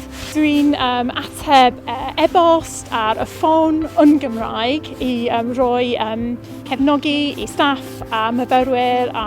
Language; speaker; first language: Welsh; non-native, learner; English